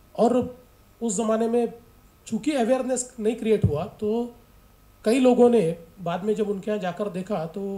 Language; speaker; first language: Hindi; non-native, local second language; Marathi